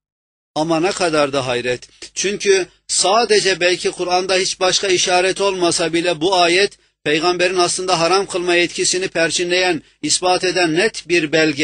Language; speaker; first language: Turkish; native; Turkish